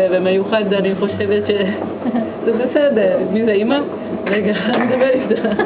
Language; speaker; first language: Hebrew; non-native, fluent; Hungarian